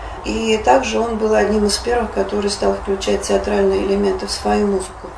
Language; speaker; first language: Russian; native; Russian